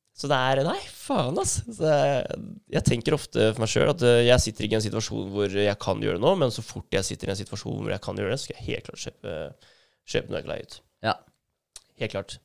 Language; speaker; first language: Norwegian; native; Norwegian